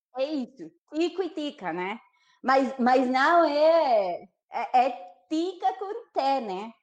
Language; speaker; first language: Portuguese; non-native, fluent; Spanish